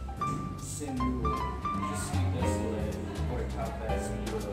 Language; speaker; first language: French; non-native, learner; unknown